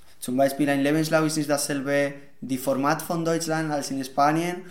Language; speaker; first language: German; non-native, learner; Spanish